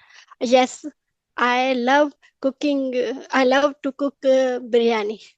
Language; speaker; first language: English; non-native, learner; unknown